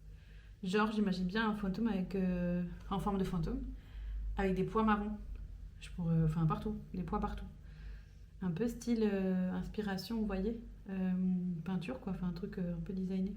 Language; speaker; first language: French; native; French